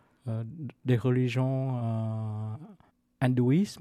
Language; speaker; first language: French; non-native, fluent; Vietnamese